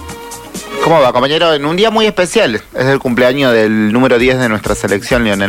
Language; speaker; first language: Spanish; native; Spanish